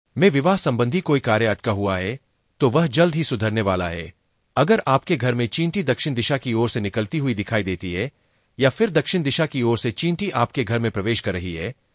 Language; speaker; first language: Hindi; non-native, local second language; Gujarati